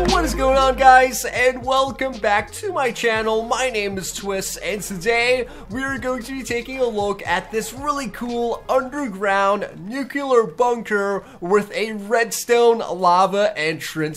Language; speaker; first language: English; native; English